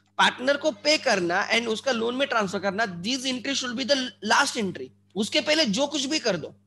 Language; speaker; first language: Hindi; non-native, local second language; Marathi